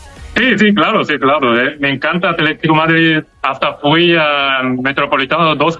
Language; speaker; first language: Spanish; non-native, learner; Korean